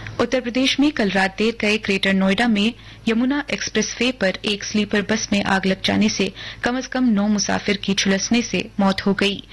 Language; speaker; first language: Urdu; non-native, local second language; Hindi